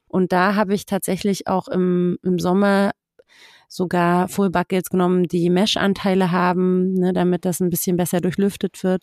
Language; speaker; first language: German; native; German